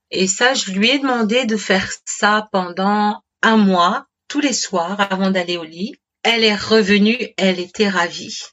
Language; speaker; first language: French; native; French